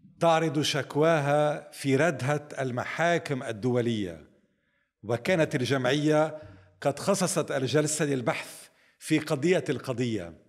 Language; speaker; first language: Arabic; native; Arabic